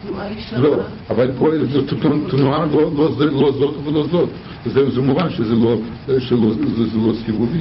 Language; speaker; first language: Hebrew; non-native, fluent; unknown